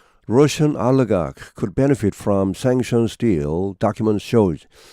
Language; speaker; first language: English; non-native, fluent; Korean